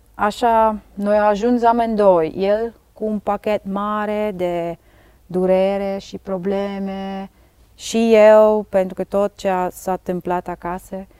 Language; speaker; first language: Romanian; non-native, learner; Dutch